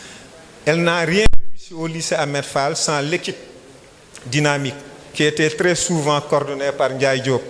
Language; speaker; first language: French; non-native, local second language; Wolof